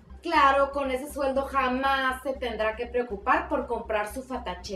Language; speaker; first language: Spanish; native; Spanish